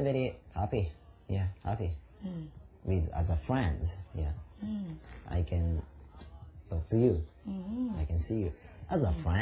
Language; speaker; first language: English; non-native, learner; Japanese